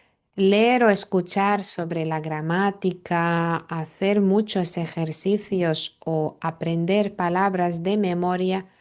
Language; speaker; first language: Spanish; non-native, fluent; Lithuanian